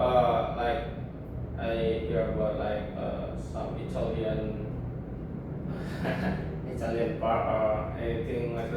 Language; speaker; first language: English; non-native, learner; Indonesian